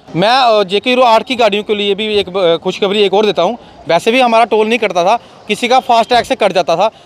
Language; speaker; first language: Hindi; native; Hindi